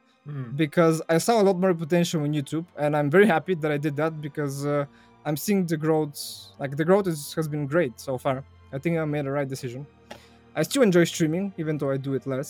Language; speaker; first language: English; non-native, fluent; Bulgarian